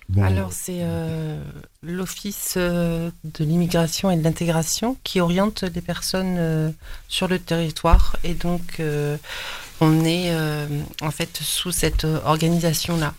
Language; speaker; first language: French; native; French